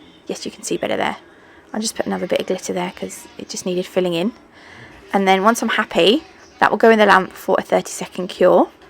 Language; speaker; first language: English; native; English